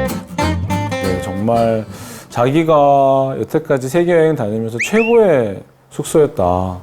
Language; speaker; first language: Korean; native; Korean